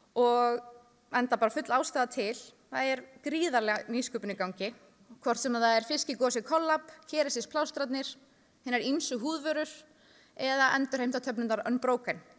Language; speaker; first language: Icelandic; native; Icelandic